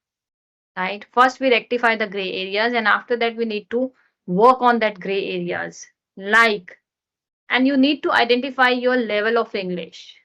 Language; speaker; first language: English; non-native, learner; Hindi